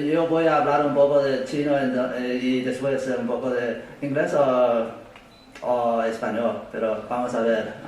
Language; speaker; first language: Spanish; non-native, fluent; Chinese